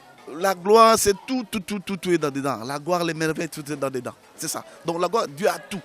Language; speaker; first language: French; non-native, local second language; Lingala